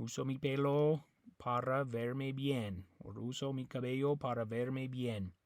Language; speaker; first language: Spanish; non-native, fluent; English